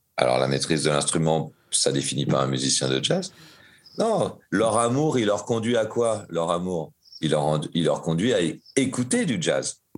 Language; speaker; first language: French; native; French